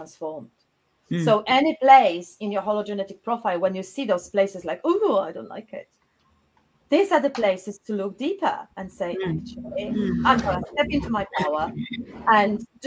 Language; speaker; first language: English; non-native, fluent; Polish